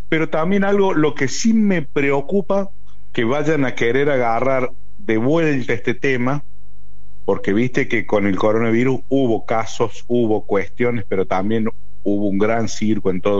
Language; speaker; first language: Spanish; native; Spanish